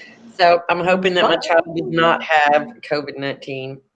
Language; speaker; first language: English; native; English